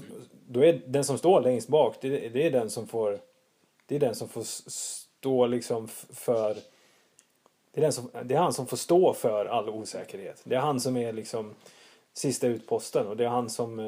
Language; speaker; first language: Swedish; native; Swedish